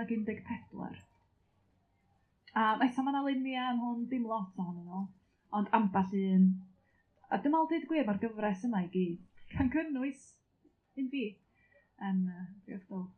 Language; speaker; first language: Welsh; native; Welsh